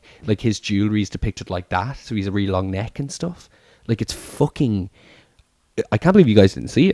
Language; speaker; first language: English; native; English